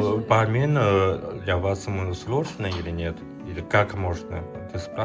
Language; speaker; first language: Russian; non-native, learner; Chinese